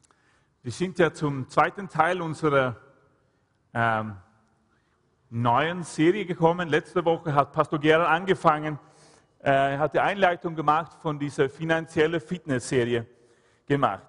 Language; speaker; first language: German; non-native, fluent; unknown